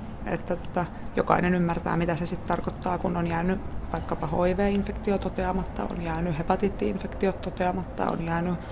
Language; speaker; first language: Finnish; native; Finnish